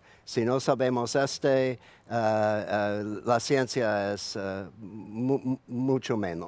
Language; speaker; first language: Spanish; non-native, learner; English